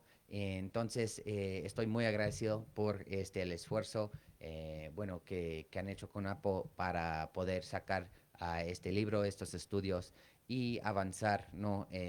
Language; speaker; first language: Spanish; non-native, fluent; English